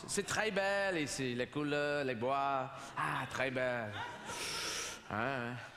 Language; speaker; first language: French; non-native, learner; English